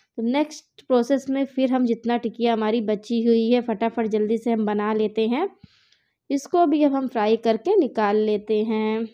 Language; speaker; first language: Hindi; native; Hindi